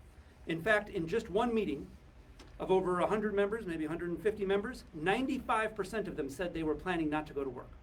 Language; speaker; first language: English; native; English